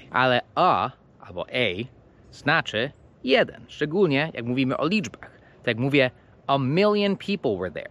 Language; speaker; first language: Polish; non-native, fluent; English